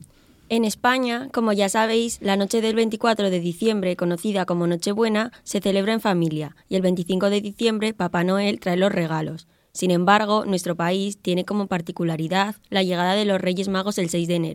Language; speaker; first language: Spanish; native; Spanish